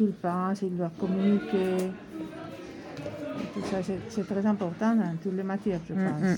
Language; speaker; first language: French; non-native, learner; Spanish